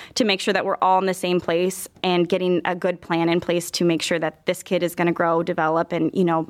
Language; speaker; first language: English; native; English